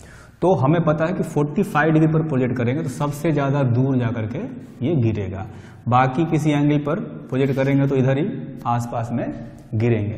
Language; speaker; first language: Hindi; native; Hindi